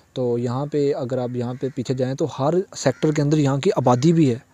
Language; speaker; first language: Urdu; native; Urdu